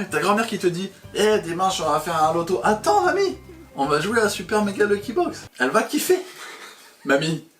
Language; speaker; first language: French; native; French